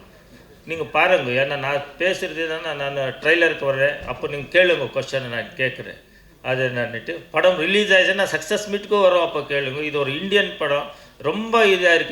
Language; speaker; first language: Tamil; non-native, learner; Kannada